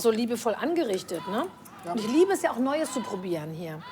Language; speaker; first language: German; native; German